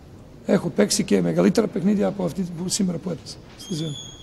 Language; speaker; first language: Greek; non-native, fluent; Serbian